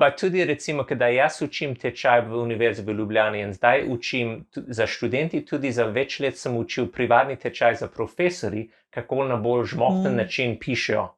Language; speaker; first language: Slovenian; non-native, learner; English